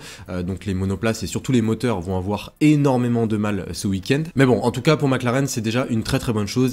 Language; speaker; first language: French; native; French